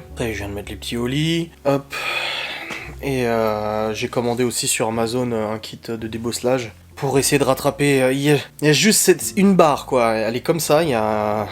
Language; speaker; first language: French; native; French